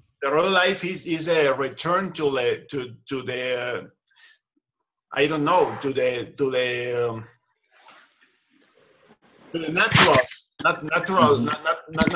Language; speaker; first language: English; non-native, learner; Spanish